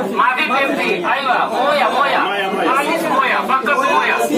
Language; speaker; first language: Arabic; non-native, learner; Hindi